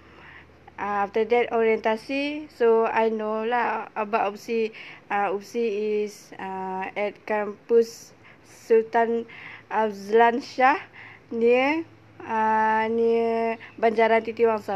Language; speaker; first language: English; non-native, local second language; Malay